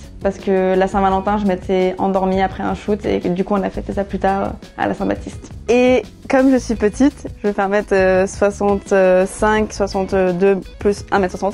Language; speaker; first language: French; native; French